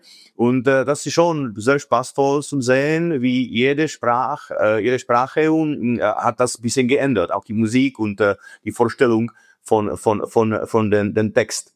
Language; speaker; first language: German; non-native, fluent; Czech